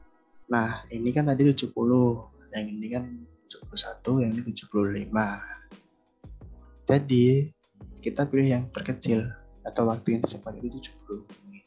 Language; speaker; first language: Indonesian; native; Indonesian